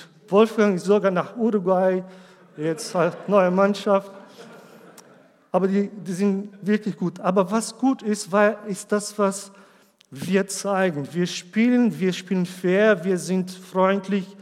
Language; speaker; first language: German; non-native, learner; Portuguese